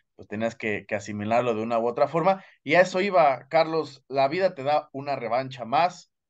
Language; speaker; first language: Spanish; native; Spanish